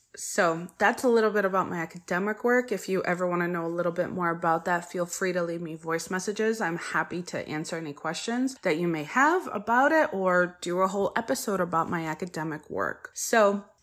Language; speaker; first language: English; early bilingual, other home language; Polish